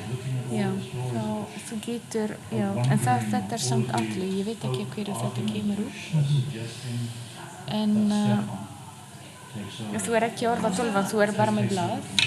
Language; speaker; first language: Icelandic; non-native, fluent; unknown